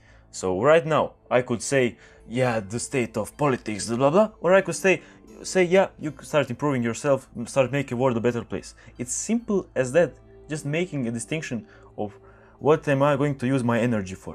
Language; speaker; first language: English; non-native, fluent; Croatian